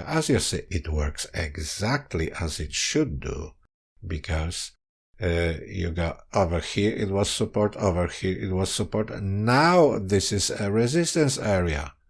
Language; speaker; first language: English; non-native, fluent; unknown